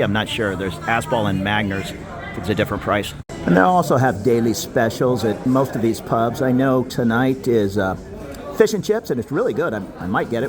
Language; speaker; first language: English; native; English